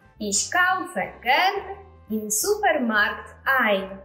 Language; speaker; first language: German; non-native, fluent; Polish